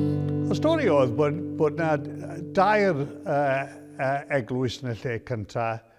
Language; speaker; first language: Welsh; native; Welsh